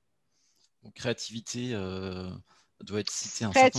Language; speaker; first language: French; native; French